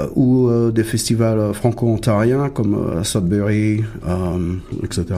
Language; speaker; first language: French; native; French